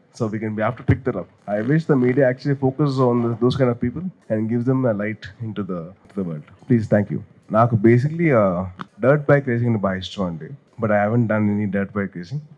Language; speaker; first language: English; non-native, local second language; Telugu